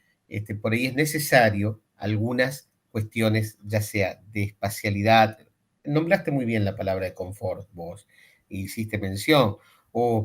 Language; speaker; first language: Spanish; native; Spanish